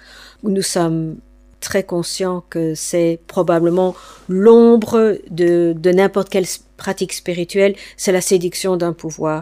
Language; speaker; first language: French; non-native, fluent; English